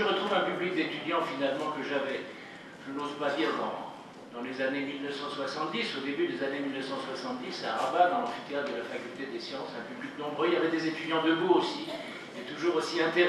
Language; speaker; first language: French; native; French